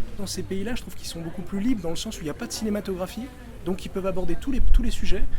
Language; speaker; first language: French; native; French